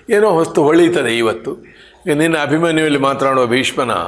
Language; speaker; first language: Kannada; non-native, local second language; Marathi